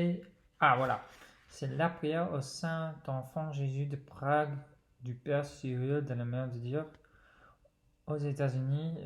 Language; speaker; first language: French; non-native, fluent; English